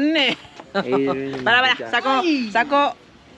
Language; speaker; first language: Spanish; native; Spanish